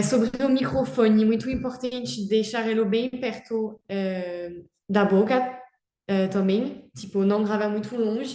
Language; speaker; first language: Portuguese; non-native, fluent; French